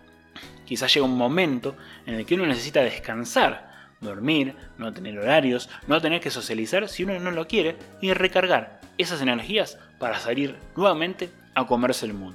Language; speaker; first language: Spanish; native; Spanish